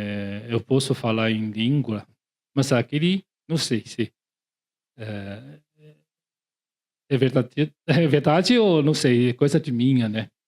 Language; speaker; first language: Portuguese; non-native, learner; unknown